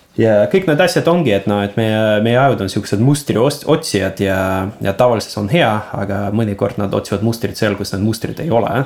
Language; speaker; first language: Estonian; non-native, local second language; Russian